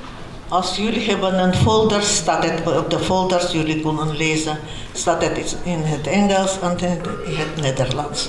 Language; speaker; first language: Dutch; non-native, fluent; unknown